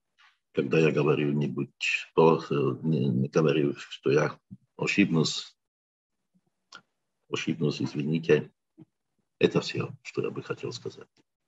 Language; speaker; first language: Russian; non-native, learner; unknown